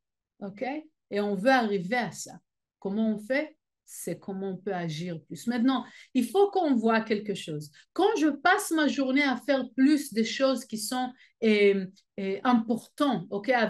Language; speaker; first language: French; non-native, fluent; Hebrew